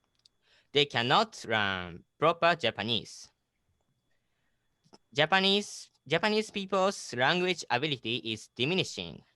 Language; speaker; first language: English; non-native, learner; Japanese